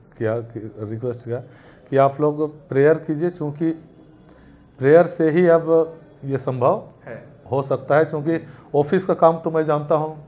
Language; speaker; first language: Hindi; native; Hindi